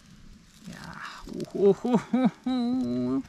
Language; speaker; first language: Japanese; non-native, fluent; English